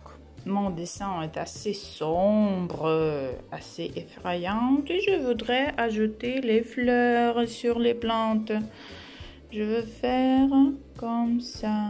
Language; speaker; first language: French; non-native, fluent; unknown